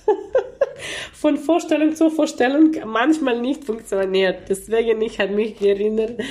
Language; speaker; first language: German; non-native, learner; Ukrainian